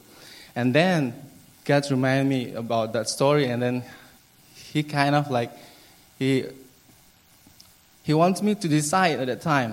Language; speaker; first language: English; non-native, learner; Indonesian